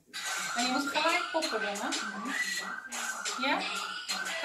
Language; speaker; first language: Dutch; native; Dutch